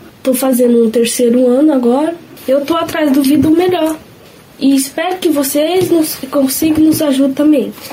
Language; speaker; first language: Portuguese; non-native, learner; Haitian Creole